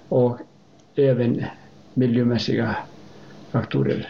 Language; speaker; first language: Swedish; non-native, fluent; Icelandic